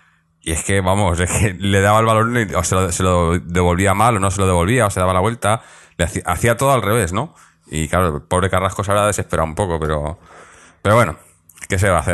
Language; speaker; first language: Spanish; native; Spanish